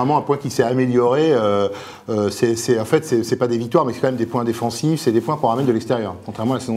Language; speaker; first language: French; native; French